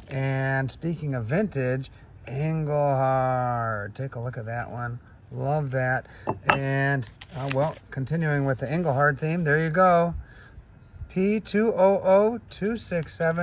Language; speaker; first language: English; native; English